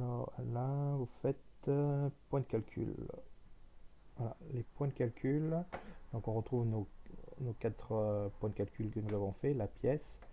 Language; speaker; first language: French; native; French